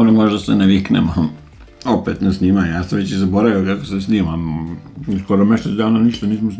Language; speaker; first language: Serbian; native; Serbian